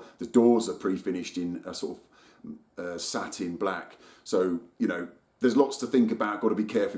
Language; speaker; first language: English; native; English